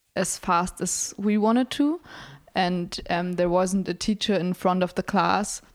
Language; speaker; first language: English; non-native, fluent; German